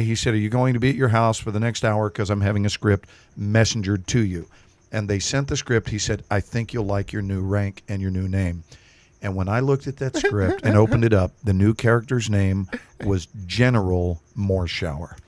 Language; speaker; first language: English; native; English